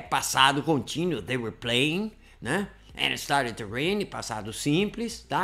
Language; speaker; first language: English; non-native, fluent; Portuguese